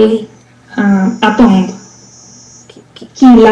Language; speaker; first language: French; non-native, learner; English